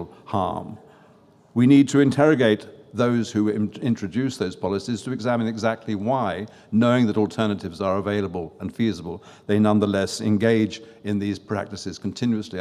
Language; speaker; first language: English; non-native, fluent; French